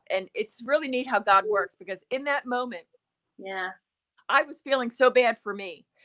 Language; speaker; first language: English; native; English